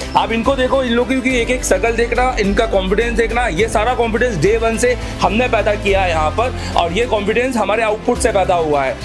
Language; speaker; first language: Hindi; native; Hindi